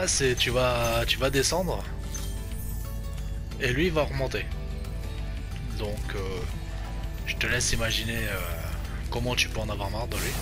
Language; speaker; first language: French; native; French